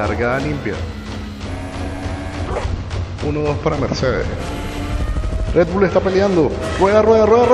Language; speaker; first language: Spanish; native; Spanish